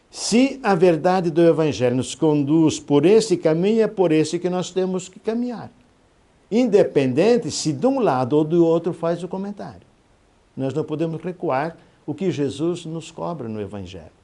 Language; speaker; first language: Portuguese; native; Portuguese